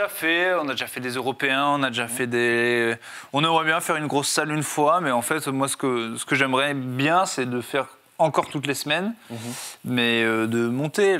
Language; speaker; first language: French; native; French